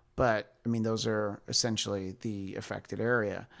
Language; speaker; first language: English; native; English